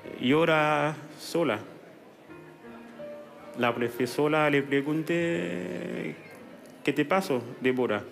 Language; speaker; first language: Spanish; non-native, learner; Haitian Creole